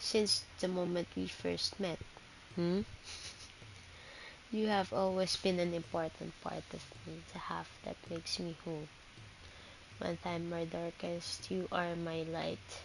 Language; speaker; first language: English; non-native, local second language; Filipino